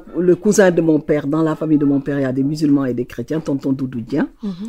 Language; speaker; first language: French; non-native, local second language; Wolof